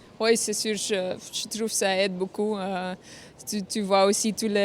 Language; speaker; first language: French; non-native, fluent; Dutch